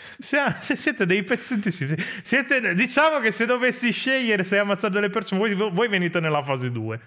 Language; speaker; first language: Italian; native; Italian